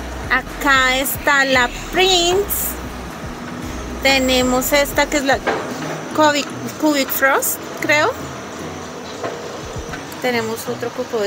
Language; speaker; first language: Spanish; native; Spanish